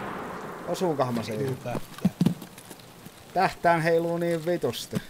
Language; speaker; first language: Finnish; native; Finnish